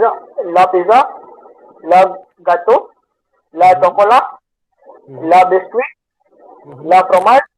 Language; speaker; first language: French; non-native, learner; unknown